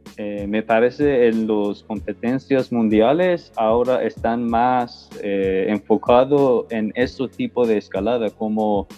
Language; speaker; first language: Spanish; non-native, learner; Persian